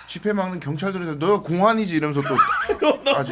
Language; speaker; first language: Korean; native; Korean